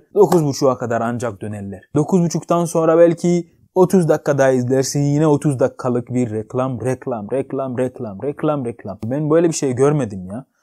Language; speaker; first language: Turkish; non-native, fluent; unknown